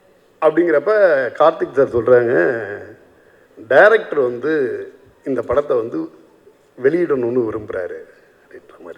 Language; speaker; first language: Tamil; native; Tamil